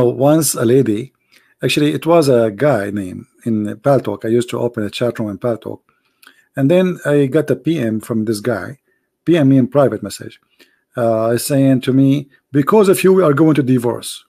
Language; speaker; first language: English; non-native, fluent; Arabic